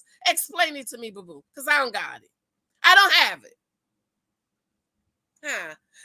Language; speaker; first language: English; native; English